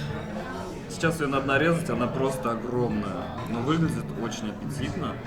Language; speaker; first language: Russian; native; Russian